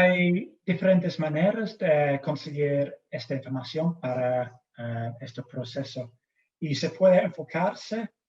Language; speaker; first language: Spanish; non-native, fluent; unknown